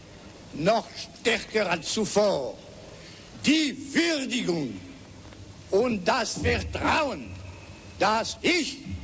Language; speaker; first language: German; non-native, fluent; French